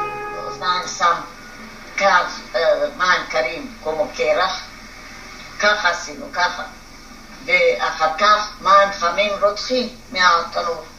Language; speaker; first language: Hebrew; non-native, fluent; Hungarian